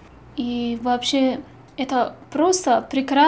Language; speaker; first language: Russian; non-native, fluent; Persian